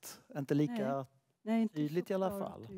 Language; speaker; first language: Swedish; native; Swedish